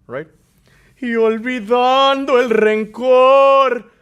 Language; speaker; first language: Spanish; early bilingual, other home language; English